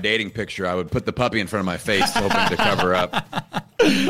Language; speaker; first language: English; native; English